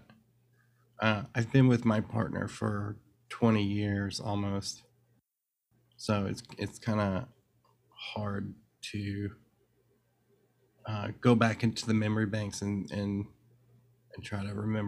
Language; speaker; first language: English; native; English